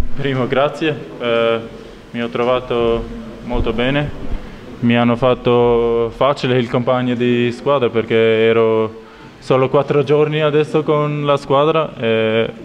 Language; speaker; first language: Italian; non-native, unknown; Albanian